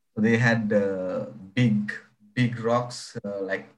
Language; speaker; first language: English; non-native, local second language; Sinhala